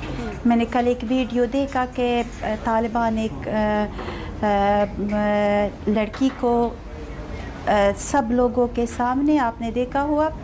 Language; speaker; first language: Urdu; non-native, fluent; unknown